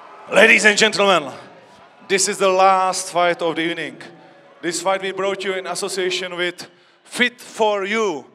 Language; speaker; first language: English; non-native, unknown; Czech